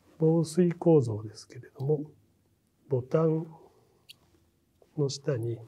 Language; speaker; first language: Japanese; native; Japanese